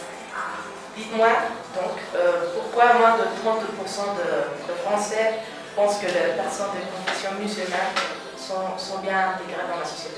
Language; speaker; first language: French; non-native, learner; Spanish